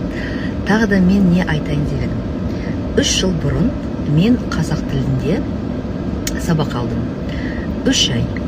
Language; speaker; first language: Kazakh; non-native, local second language; Russian